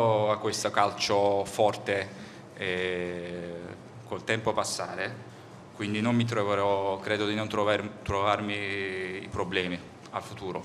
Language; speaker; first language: Italian; non-native, fluent; Turkish